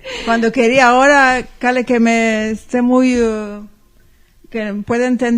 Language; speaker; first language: Spanish; early bilingual, heritage; Ladino